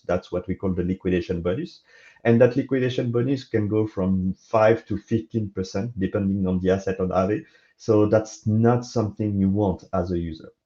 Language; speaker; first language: English; non-native, fluent; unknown